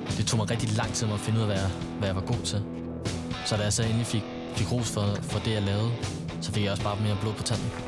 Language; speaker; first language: Danish; early bilingual, other home language; Vietnamese